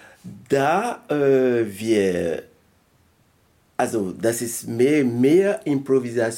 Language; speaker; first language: German; non-native, learner; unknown